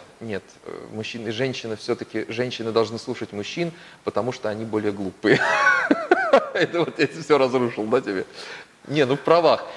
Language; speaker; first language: Russian; native; Russian